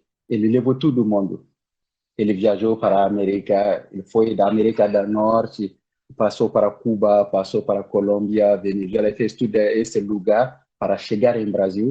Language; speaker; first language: Portuguese; non-native, learner; Bambara